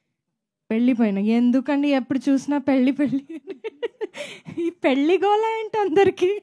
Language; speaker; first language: Telugu; non-native, fluent; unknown